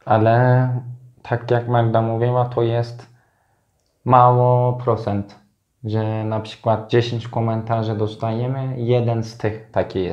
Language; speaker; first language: Polish; non-native, fluent; Turkish